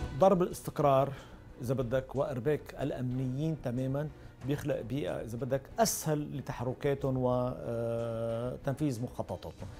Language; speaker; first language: Arabic; native; Arabic